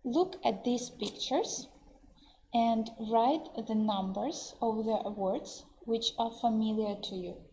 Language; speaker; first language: English; non-native, fluent; Russian